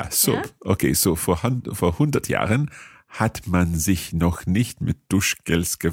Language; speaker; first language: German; non-native, learner; English